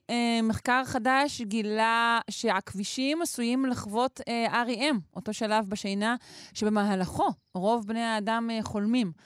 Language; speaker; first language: Hebrew; native; Hebrew